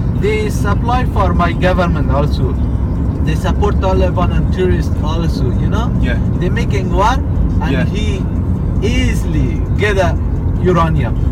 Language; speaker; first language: English; non-native, learner; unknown